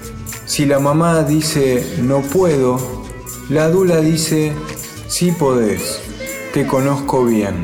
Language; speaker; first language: Spanish; native; Spanish